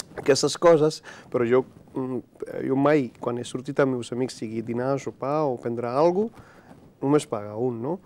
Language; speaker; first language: Catalan; non-native, fluent; Punjabi